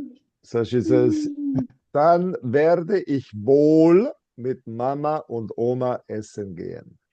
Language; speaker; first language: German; non-native, fluent; English